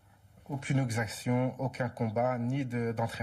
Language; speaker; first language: French; native; French